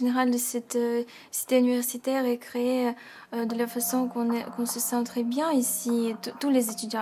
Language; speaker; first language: French; non-native, fluent; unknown